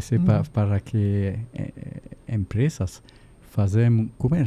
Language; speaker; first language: Portuguese; non-native, learner; French